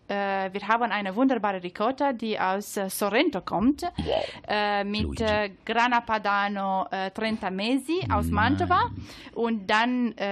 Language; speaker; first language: German; non-native, learner; Italian